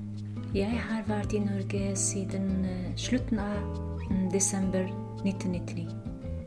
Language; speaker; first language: Norwegian; non-native, fluent; Kurdish